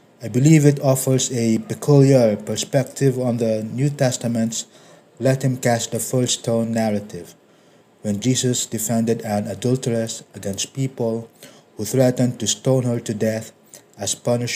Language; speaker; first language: English; non-native, local second language; Filipino